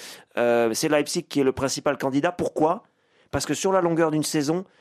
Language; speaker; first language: French; native; French